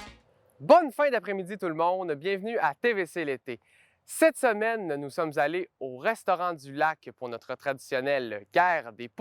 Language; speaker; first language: French; native; French